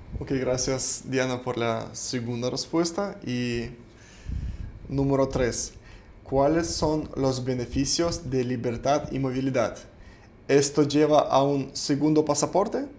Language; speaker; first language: Spanish; non-native, fluent; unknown